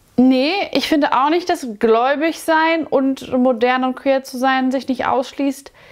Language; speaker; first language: German; native; German